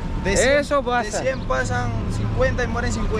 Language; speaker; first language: Spanish; native; Spanish